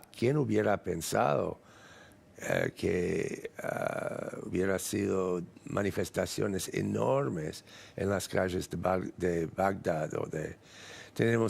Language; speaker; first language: Spanish; non-native, fluent; English